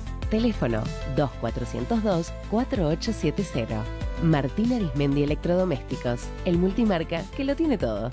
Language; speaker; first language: Spanish; native; Spanish